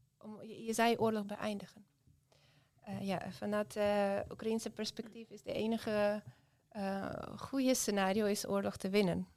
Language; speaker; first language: Dutch; non-native, fluent; Ukrainian